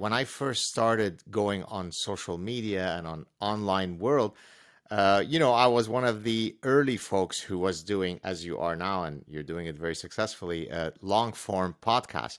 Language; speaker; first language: English; non-native, fluent; Arabic